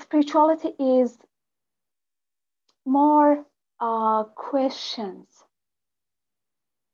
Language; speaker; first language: English; non-native, fluent; Persian